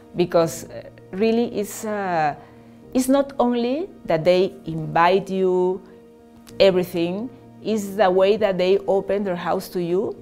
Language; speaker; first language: English; non-native, fluent; Spanish